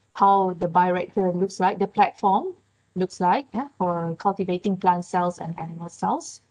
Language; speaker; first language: English; non-native, local second language; Malay